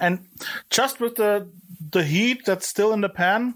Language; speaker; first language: English; non-native, fluent; German